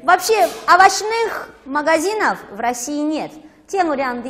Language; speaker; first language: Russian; non-native, fluent; Chinese